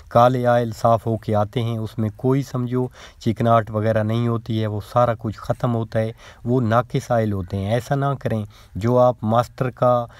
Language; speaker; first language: Urdu; non-native, local second language; Punjabi